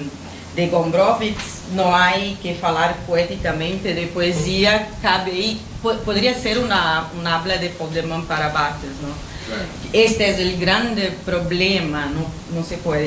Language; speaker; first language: Spanish; non-native, fluent; Portuguese